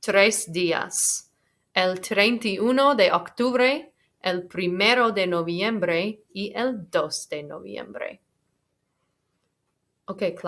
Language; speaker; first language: Spanish; non-native, fluent; English